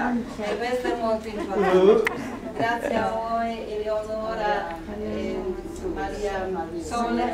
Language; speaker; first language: Italian; non-native, fluent; German